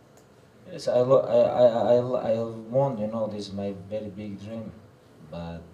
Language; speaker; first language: English; non-native, learner; Russian